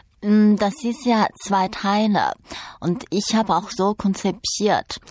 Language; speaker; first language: German; non-native, fluent; Chinese